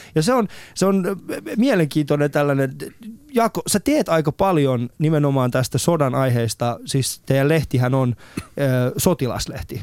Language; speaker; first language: Finnish; early bilingual, other home language; Persian